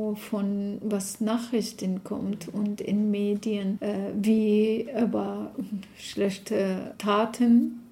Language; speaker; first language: German; non-native, fluent; Arabic